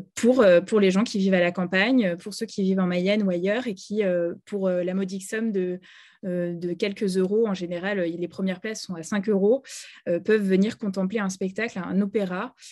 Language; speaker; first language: French; native; French